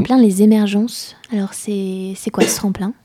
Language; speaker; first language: French; native; French